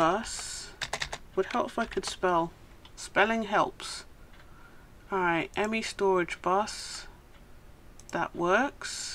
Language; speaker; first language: English; native; English